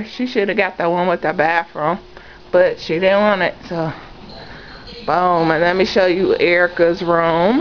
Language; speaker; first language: English; native; English